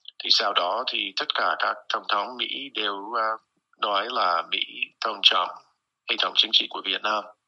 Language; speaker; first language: Vietnamese; non-native, fluent; English